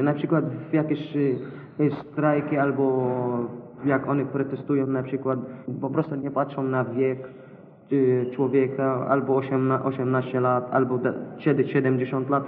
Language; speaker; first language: Polish; non-native, learner; Arabic